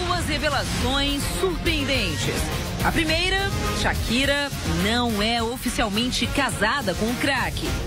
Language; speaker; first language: Portuguese; native; Portuguese